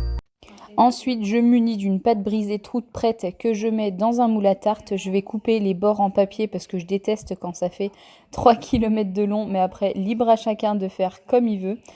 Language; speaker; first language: French; native; French